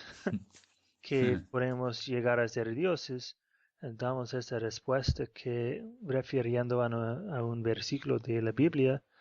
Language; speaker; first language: Spanish; non-native, fluent; English